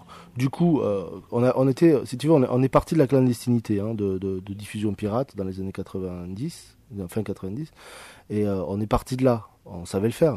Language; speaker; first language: French; native; French